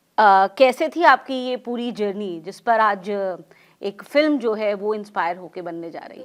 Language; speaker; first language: Hindi; native; Hindi